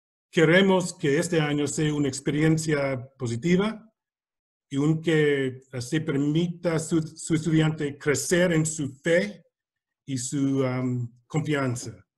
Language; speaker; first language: Spanish; non-native, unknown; English